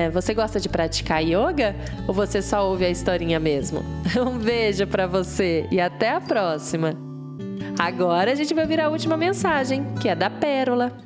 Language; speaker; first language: Portuguese; native; Portuguese